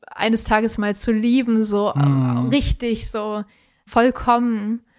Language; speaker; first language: German; native; German